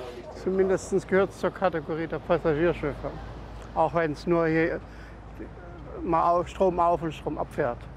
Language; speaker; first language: German; native; German